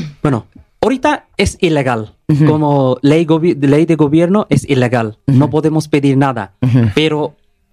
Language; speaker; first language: Spanish; non-native, learner; Bangla